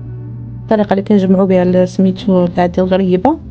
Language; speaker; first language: Arabic; native; Arabic